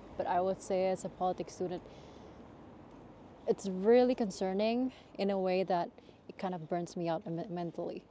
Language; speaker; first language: English; non-native, fluent; Indonesian